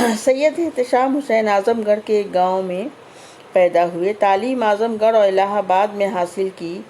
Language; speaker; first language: Urdu; native; Urdu